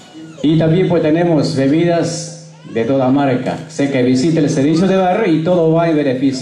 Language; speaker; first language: Spanish; native; Spanish